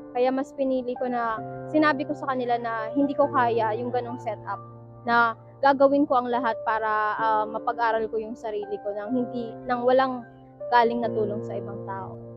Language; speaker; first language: Filipino; native; Filipino